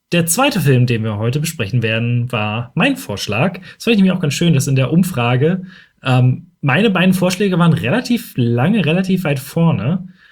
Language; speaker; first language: German; native; German